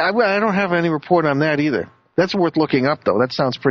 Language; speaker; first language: English; native; English